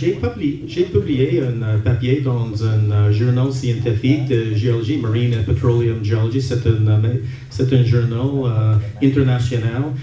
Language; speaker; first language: French; non-native, local second language; English